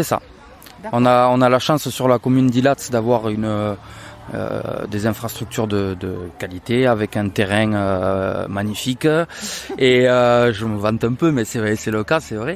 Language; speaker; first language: French; native; French